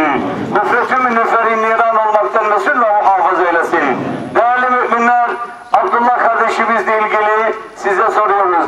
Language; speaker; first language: Turkish; native; Turkish